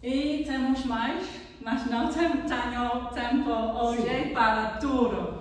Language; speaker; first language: Portuguese; non-native, learner; English